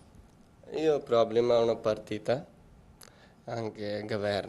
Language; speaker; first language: Italian; non-native, learner; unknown